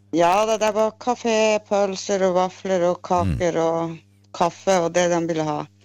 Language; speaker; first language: Norwegian; native; Norwegian